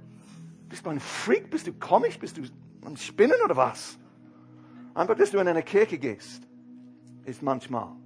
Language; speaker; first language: German; non-native, fluent; English